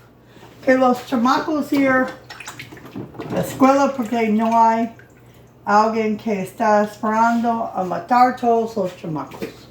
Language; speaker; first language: Spanish; non-native, learner; English